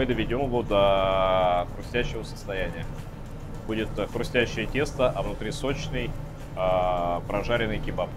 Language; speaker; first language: Russian; native; Russian